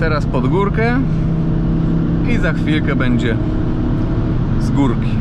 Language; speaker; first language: Polish; native; Polish